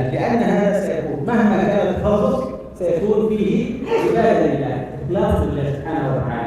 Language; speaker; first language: Arabic; native; Arabic